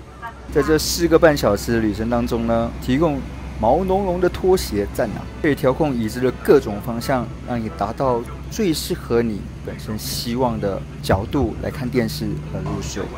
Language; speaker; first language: Chinese; native; Chinese